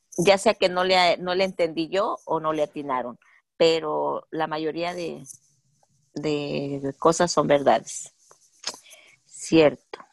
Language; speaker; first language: Spanish; native; Spanish